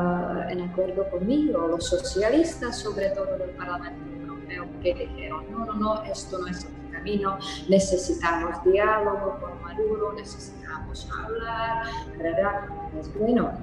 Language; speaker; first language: Spanish; non-native, fluent; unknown